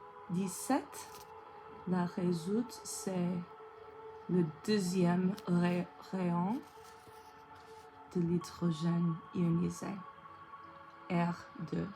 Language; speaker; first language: French; non-native, learner; English